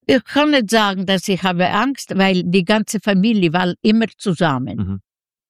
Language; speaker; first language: German; non-native, learner; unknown